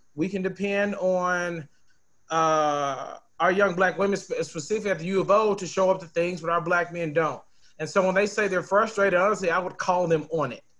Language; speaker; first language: English; native; English